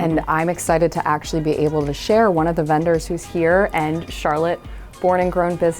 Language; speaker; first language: English; native; English